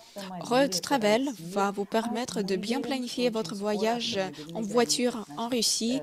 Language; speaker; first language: French; non-native, fluent; Russian